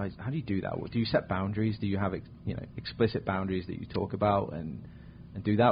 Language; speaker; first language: English; native; English